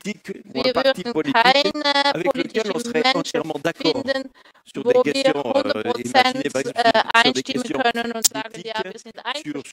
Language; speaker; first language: German; non-native, fluent; French